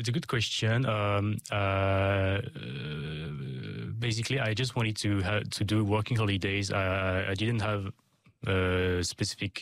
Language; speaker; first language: English; non-native, learner; French